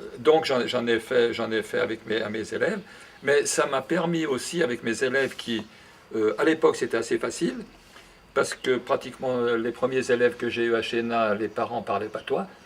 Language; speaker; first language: French; native; French